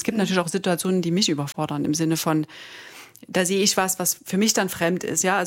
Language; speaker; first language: German; native; German